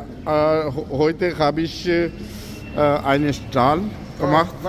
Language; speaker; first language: German; non-native, learner; Urdu